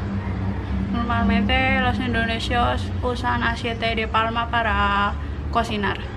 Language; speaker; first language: Spanish; non-native, learner; Indonesian